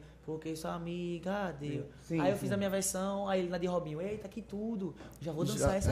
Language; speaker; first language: Portuguese; native; Portuguese